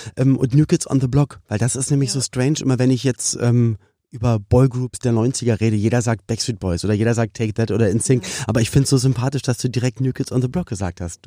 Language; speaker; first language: German; native; German